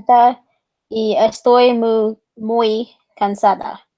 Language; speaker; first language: Spanish; non-native, learner; English